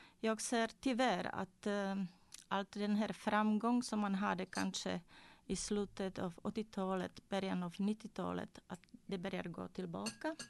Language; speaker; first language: Swedish; non-native, fluent; Czech